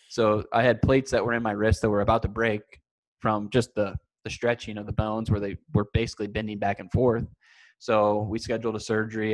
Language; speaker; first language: English; native; English